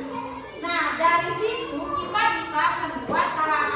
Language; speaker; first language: Indonesian; native; Indonesian